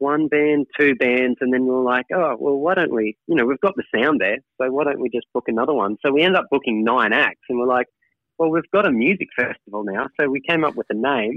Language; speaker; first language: English; native; English